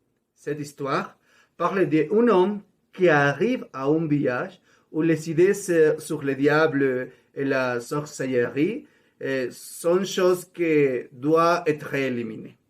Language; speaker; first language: French; non-native, learner; Spanish